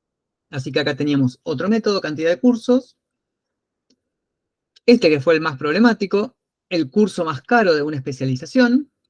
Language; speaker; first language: Spanish; native; Spanish